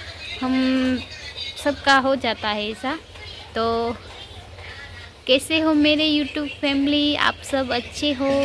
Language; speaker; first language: Hindi; non-native, local second language; Gujarati